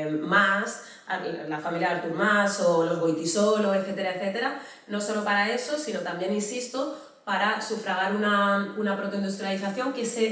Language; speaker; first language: Spanish; native; Spanish